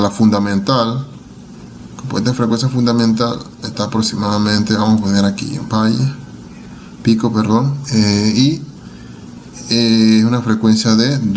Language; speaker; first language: Spanish; native; Spanish